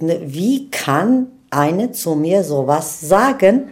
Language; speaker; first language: German; non-native, learner; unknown